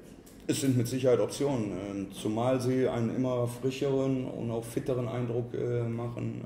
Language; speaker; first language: German; native; German